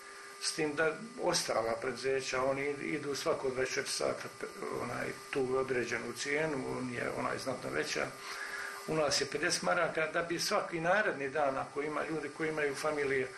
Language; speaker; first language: Croatian; native; Croatian